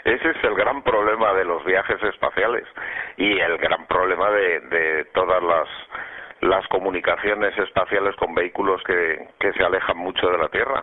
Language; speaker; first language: Spanish; native; Spanish